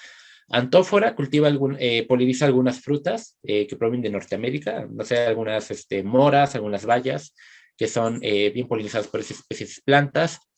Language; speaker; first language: Spanish; native; Spanish